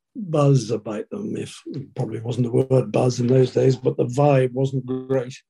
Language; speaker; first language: English; native; English